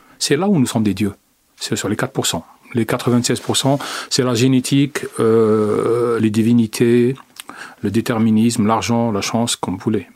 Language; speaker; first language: French; non-native, local second language; Arabic